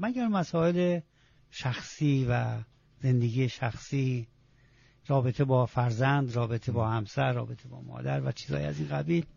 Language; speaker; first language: Persian; non-native, local second language; Azerbaijani